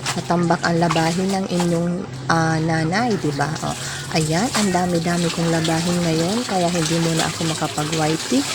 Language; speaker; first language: Filipino; non-native, local second language; Bikol